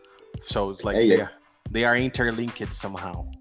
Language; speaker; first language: English; non-native, fluent; Portuguese